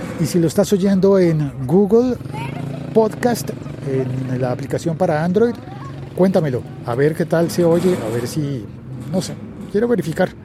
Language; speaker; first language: Spanish; native; Spanish